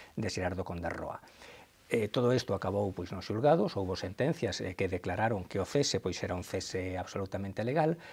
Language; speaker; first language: Galician; non-native, local second language; Spanish